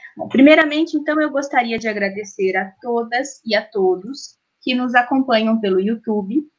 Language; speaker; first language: Portuguese; native; Portuguese